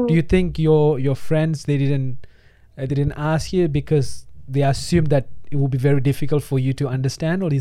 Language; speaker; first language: English; non-native, local second language; Tamil